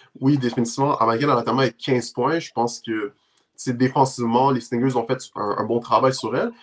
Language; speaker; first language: French; native; French